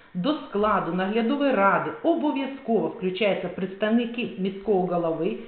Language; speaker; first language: Ukrainian; non-native, local second language; Russian